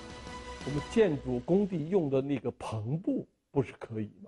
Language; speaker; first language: Chinese; native; Chinese